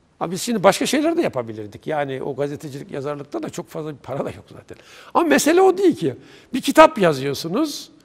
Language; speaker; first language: Turkish; native; Turkish